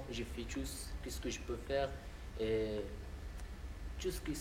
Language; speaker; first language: French; non-native, local second language; Arabic